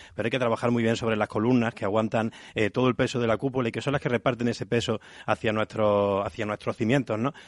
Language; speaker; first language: Spanish; native; Spanish